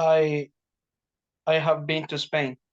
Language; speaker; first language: English; non-native, learner; Spanish